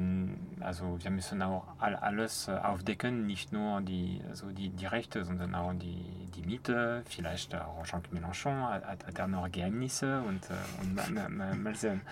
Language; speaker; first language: German; non-native, fluent; French